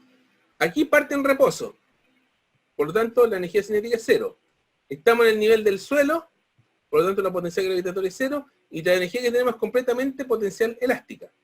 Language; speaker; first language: Spanish; native; Spanish